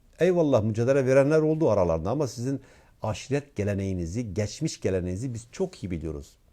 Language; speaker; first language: Turkish; non-native, local second language; Kurdish